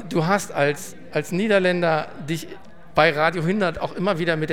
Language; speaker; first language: German; native; German